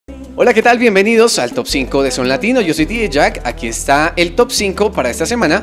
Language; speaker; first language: Spanish; native; Spanish